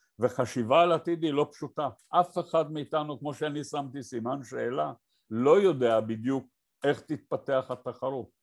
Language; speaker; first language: Hebrew; native; Hebrew